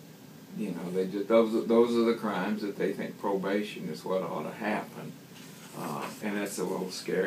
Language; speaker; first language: English; native; English